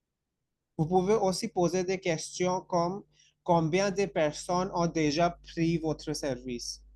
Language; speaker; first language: French; non-native, fluent; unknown